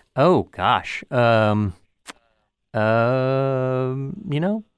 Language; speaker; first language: English; native; English